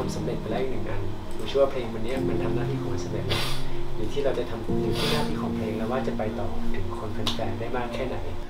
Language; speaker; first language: Thai; native; Thai